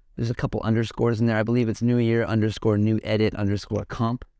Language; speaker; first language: English; native; English